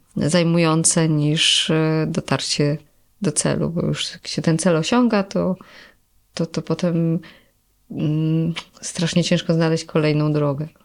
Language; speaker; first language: Polish; native; Polish